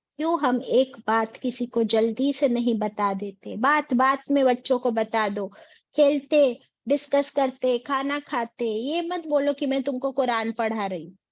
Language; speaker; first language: Urdu; native; Urdu